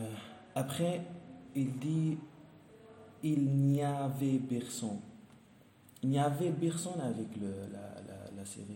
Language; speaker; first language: French; non-native, learner; Arabic